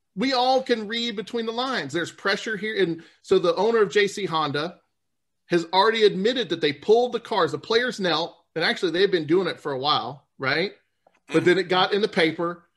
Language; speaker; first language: English; native; English